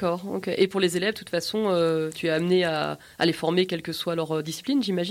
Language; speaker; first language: French; native; French